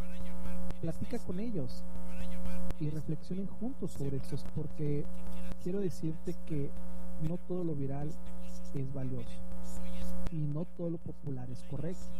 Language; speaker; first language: Spanish; native; Spanish